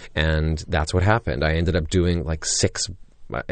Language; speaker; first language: English; native; English